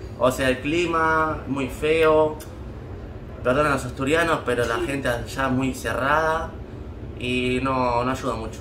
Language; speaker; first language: Spanish; native; Spanish